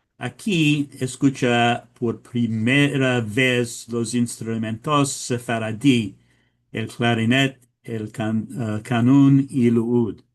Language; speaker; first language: Spanish; early bilingual, heritage; English